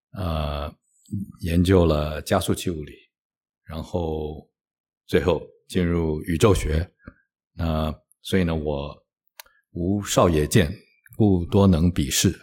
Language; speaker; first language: Chinese; native; Chinese